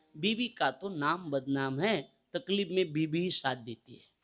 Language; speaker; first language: Hindi; non-native, local second language; Marathi